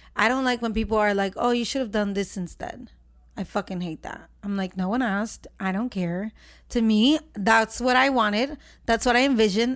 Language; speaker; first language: English; early bilingual, other home language; Spanish